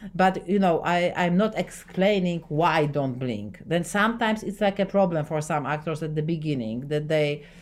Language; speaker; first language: English; non-native, fluent; Polish